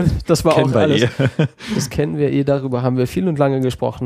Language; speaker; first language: German; native; German